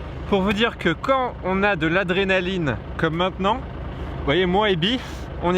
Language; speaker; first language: French; native; French